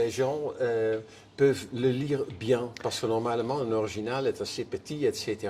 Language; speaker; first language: French; non-native, fluent; Dutch